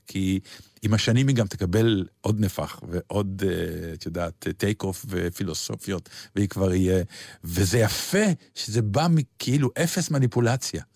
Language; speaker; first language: Hebrew; native; Hebrew